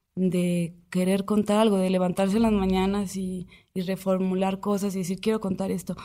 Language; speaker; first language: Spanish; native; Spanish